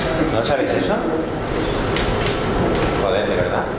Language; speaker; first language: Spanish; native; Spanish